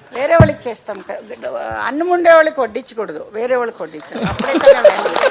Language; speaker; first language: Telugu; non-native, local second language; Kannada